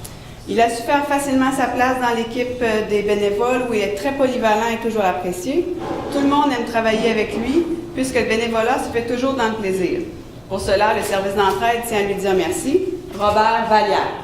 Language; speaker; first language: French; native; French